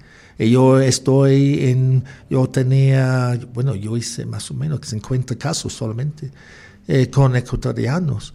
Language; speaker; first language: Spanish; non-native, learner; English